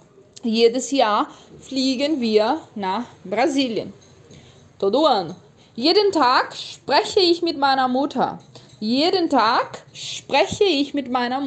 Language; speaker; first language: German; non-native, fluent; Portuguese